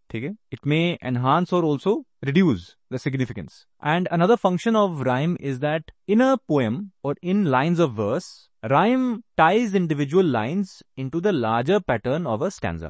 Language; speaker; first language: English; non-native, local second language; Hindi